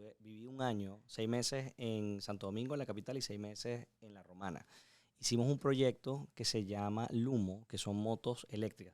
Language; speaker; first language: Spanish; native; Spanish